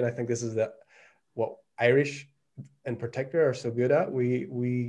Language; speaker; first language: English; native; English